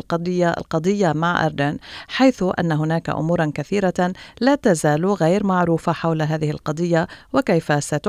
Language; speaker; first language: Arabic; native; Arabic